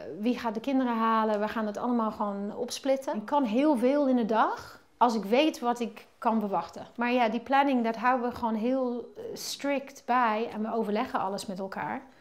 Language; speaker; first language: Dutch; non-native, fluent; English